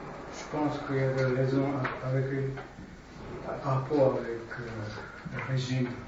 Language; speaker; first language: French; non-native, learner; Japanese